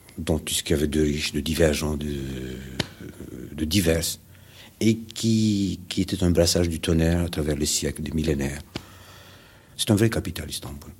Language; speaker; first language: French; non-native, fluent; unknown